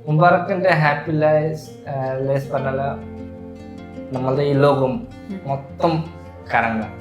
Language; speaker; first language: Malayalam; non-native, learner; Bangla